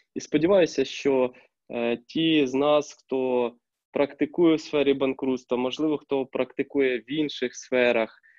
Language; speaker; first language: Ukrainian; non-native, local second language; Russian